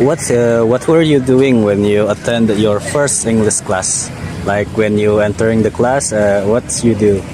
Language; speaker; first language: English; non-native, learner; Indonesian